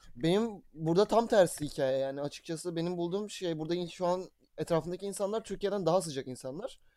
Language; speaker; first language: Turkish; native; Turkish